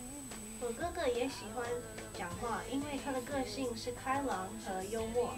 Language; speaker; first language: Chinese; early bilingual, heritage; Chinese